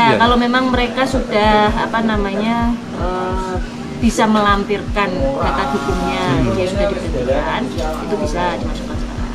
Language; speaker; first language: Indonesian; native; Indonesian